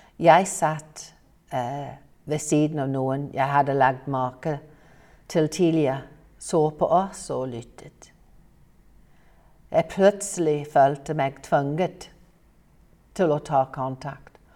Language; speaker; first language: Norwegian; non-native, fluent; English